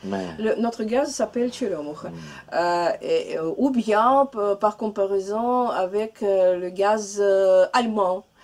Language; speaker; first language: French; non-native, learner; Russian